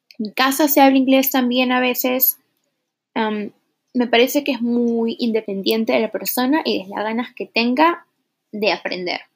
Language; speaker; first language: Spanish; early bilingual, heritage; Spanish